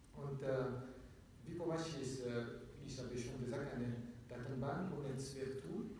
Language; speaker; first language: German; non-native, fluent; Indonesian